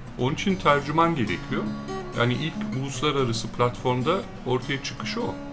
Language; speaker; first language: Turkish; early bilingual, heritage; Turkish